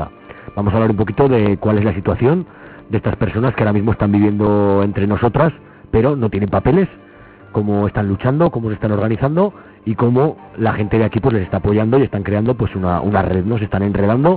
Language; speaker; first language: Spanish; native; Spanish